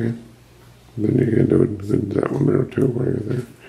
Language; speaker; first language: English; native; English